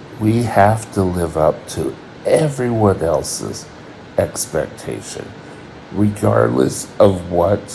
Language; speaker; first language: English; native; English